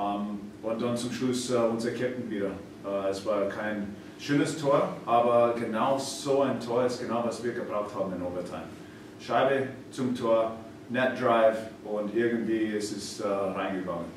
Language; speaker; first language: German; non-native, fluent; English